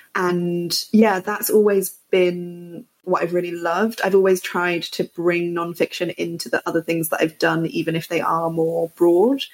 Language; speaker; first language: English; native; English